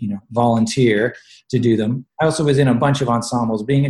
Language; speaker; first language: English; native; English